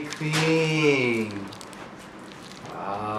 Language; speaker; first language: English; non-native, learner; Japanese